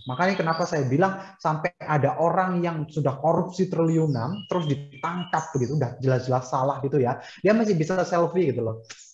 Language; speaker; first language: Indonesian; native; Indonesian